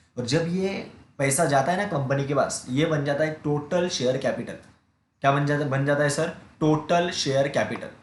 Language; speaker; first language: Hindi; non-native, local second language; Marathi